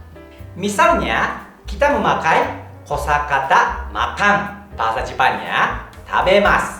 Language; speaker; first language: Indonesian; non-native, fluent; Japanese